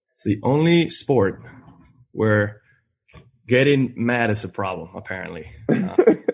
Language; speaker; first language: English; non-native, fluent; Spanish